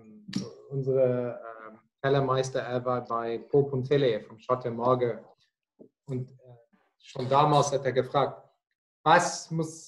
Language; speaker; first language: German; non-native, fluent; Afrikaans